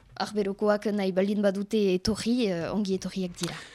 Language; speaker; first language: Basque; non-native, learner; French